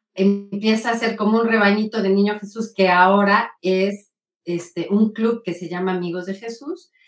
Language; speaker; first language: Spanish; native; Spanish